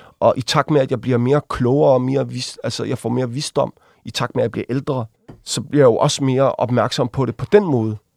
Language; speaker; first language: Danish; early bilingual, other home language; Arabic